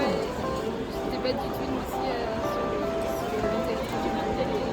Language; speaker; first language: French; native; French